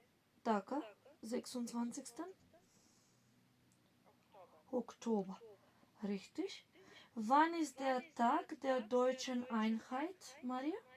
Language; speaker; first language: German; non-native, fluent; Macedonian